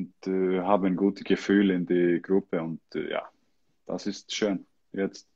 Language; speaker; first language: German; non-native, learner; Icelandic